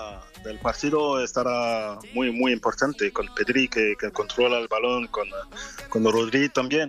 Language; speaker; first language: Spanish; non-native, fluent; French